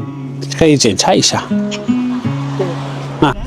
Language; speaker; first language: Chinese; non-native, fluent; Hausa